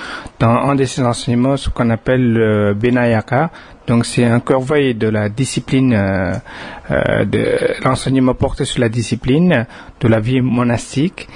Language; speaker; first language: French; non-native, fluent; Tibetan